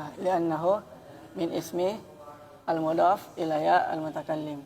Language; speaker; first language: Arabic; non-native, fluent; Indonesian